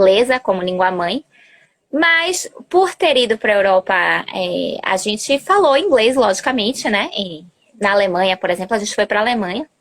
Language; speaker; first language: Portuguese; early bilingual, other home language; Spanish